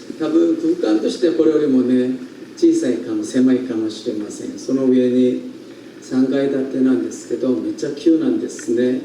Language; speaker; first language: Japanese; non-native, fluent; Korean